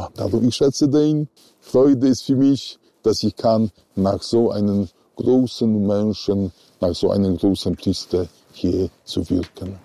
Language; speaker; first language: German; non-native, fluent; Polish